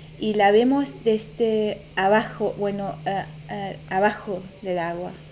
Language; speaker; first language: Spanish; non-native, fluent; German